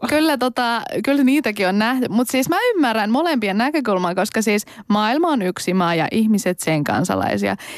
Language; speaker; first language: Finnish; early bilingual, other home language; Persian